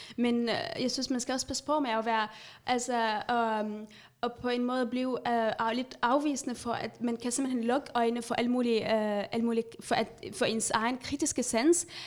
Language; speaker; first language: Danish; non-native, fluent; Arabic